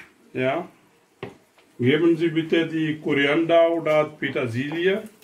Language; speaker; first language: German; non-native, learner; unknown